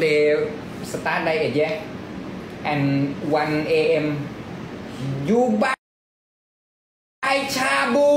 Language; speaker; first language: English; non-native, learner; Thai